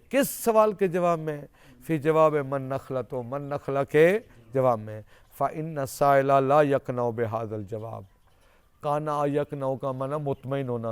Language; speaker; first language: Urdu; non-native, local second language; Saraiki